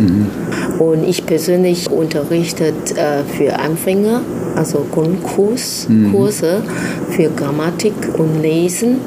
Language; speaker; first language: German; non-native, fluent; Chinese